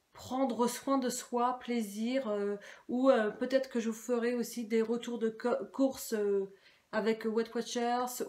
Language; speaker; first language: French; native; French